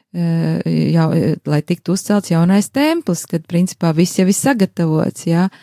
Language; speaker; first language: Latvian; native; Latvian